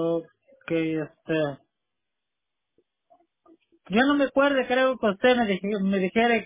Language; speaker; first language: Spanish; non-native, local second language; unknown